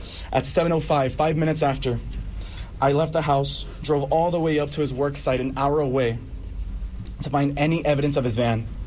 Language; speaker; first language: English; early bilingual, other home language; Spanish